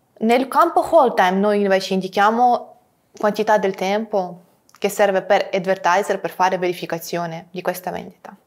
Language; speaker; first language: Italian; non-native, fluent; Russian